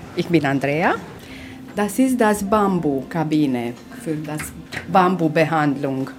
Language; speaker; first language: German; non-native, learner; Hungarian